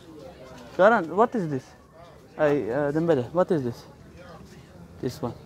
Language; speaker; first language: English; non-native, learner; Turkish